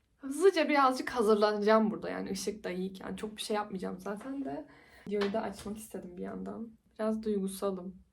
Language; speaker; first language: Turkish; native; Turkish